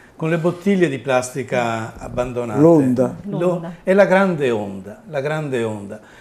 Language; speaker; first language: Italian; native; Italian